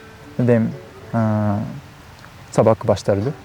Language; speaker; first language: Kyrgyz; non-native, learner; Japanese